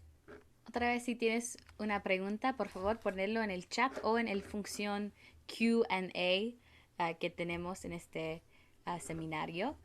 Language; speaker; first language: Spanish; non-native, learner; English